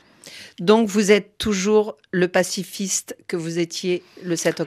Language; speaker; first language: French; native; French